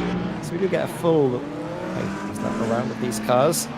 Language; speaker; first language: English; native; English